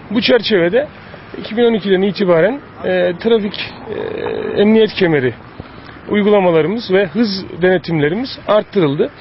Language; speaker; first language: Turkish; native; Turkish